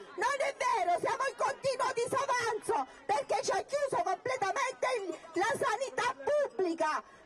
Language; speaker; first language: Italian; native; Italian